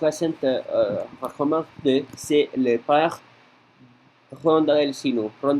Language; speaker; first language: French; non-native, learner; Spanish